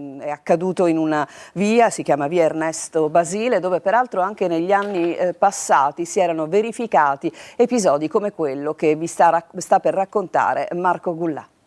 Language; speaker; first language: Italian; native; Italian